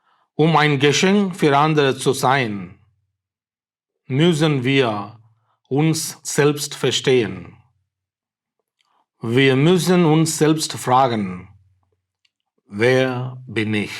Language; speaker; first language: German; non-native, fluent; Tamil